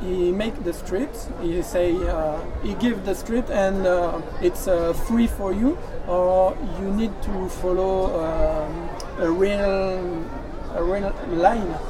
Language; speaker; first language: English; non-native, learner; French